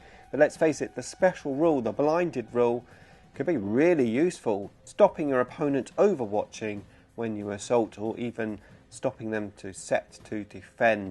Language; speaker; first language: English; native; English